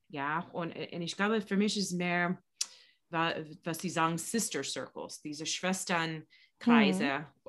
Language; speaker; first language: German; non-native, learner; English